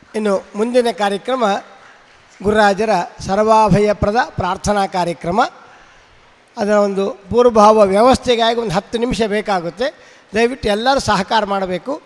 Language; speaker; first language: Kannada; native; Kannada